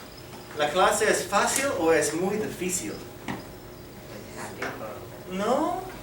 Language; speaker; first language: Spanish; non-native, fluent; English